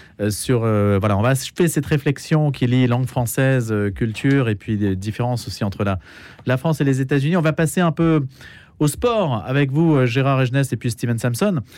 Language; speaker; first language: French; native; French